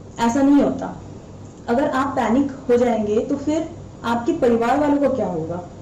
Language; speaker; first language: Hindi; non-native, local second language; Malayalam